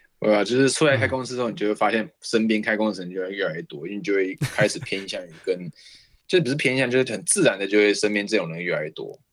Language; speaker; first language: Chinese; native; Chinese